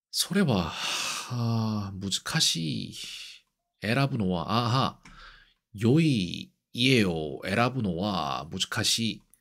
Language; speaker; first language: Japanese; non-native, learner; Korean